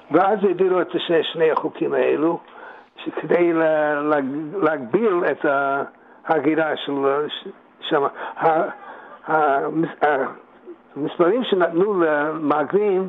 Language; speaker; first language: Hebrew; non-native, fluent; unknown